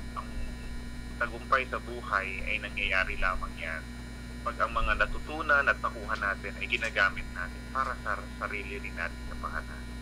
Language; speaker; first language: Filipino; native; Filipino